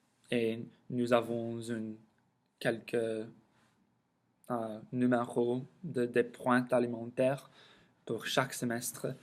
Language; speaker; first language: French; non-native, learner; English